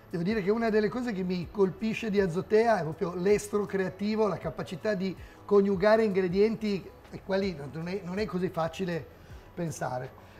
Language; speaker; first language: Italian; native; Italian